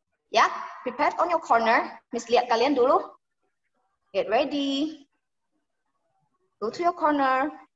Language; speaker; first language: English; non-native, fluent; Indonesian